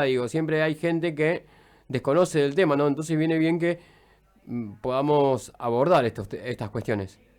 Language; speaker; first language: Spanish; native; Spanish